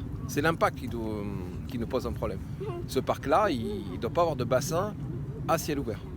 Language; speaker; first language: French; native; French